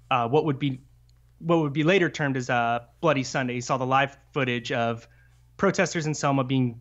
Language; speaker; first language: English; native; English